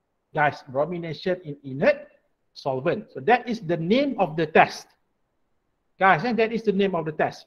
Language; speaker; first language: English; non-native, local second language; Malay